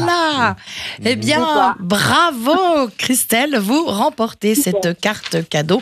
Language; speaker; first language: French; native; French